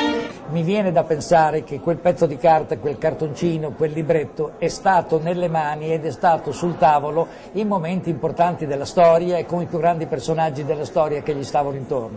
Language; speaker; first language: Italian; native; Italian